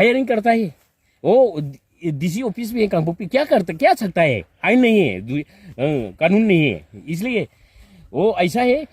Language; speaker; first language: Hindi; non-native, local second language; Manipuri